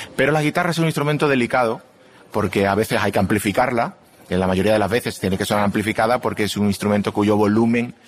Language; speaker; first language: Spanish; native; Spanish